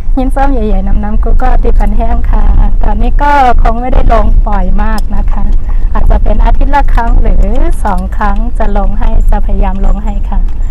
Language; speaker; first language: Thai; non-native, local second language; Shan